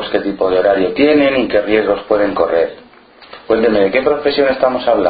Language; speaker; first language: Spanish; native; Spanish